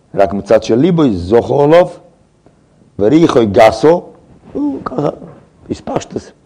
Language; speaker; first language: Hebrew; non-native, fluent; English